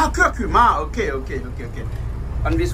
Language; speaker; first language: English; non-native, learner; French